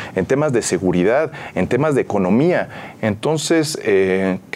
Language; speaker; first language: Spanish; native; Spanish